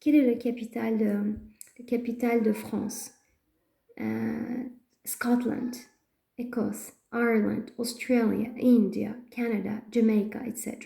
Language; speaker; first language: French; non-native, fluent; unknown